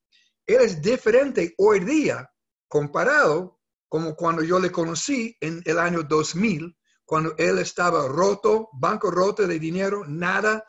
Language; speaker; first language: Spanish; non-native, fluent; English